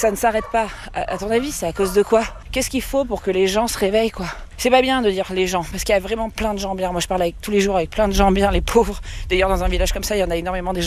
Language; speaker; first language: French; native; French